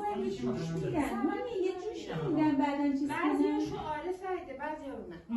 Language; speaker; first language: Persian; native; Persian